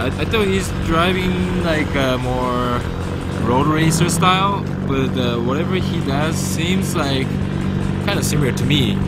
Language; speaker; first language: English; non-native, fluent; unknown